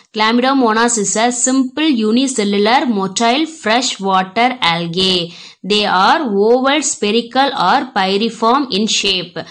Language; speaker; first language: English; non-native, local second language; Tamil